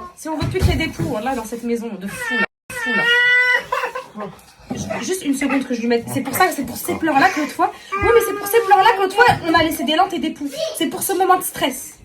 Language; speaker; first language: French; non-native, local second language; Arabic